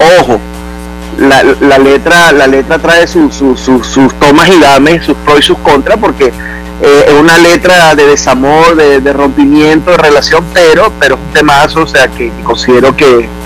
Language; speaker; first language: Spanish; native; Spanish